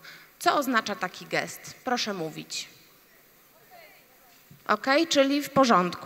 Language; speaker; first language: Polish; native; Polish